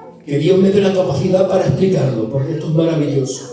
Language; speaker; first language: Spanish; native; Spanish